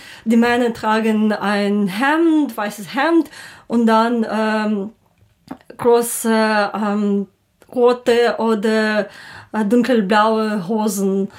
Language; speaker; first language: German; non-native, learner; Ukrainian